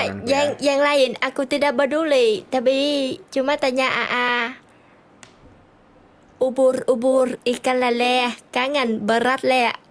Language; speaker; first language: Indonesian; non-native, learner; Vietnamese